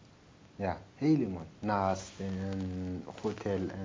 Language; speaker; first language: Dutch; non-native, learner; Turkish